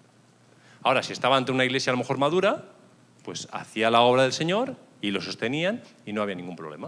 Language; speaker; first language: Spanish; native; Spanish